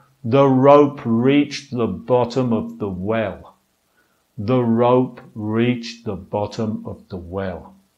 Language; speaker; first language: English; native; English